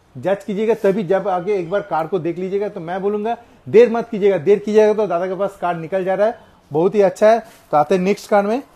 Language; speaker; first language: Hindi; non-native, local second language; Bangla